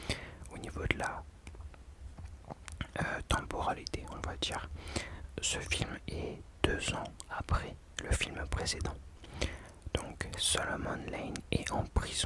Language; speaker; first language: French; native; French